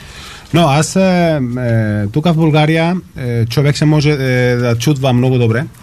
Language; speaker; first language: Bulgarian; non-native, learner; Spanish